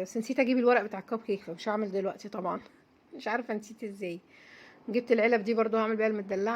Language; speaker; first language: Arabic; native; Arabic